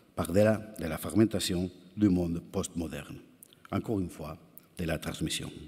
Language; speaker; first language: French; non-native, fluent; Spanish